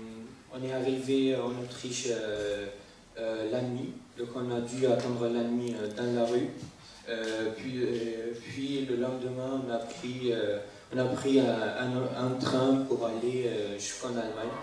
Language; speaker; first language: French; non-native, fluent; Arabic